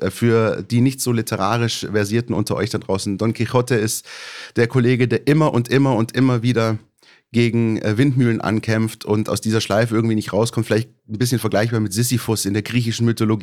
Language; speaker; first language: German; native; German